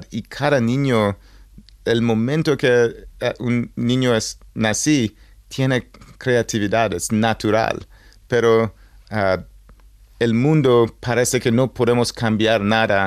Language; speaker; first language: Spanish; non-native, learner; English